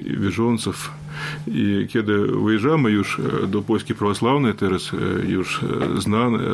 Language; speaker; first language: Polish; non-native, learner; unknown